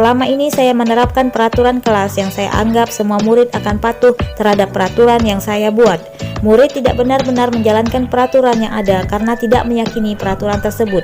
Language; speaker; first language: Indonesian; native; Indonesian